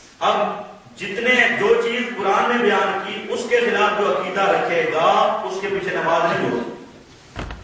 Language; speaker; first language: Urdu; non-native, local second language; Punjabi